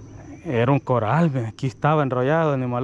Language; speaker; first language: Spanish; native; Spanish